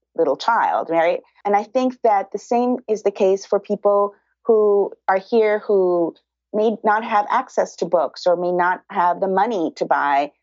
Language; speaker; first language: English; early bilingual, other home language; Spanish